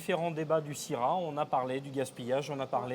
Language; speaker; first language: French; native; French